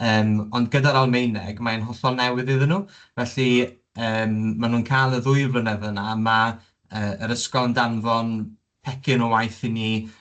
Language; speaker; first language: Welsh; native; Welsh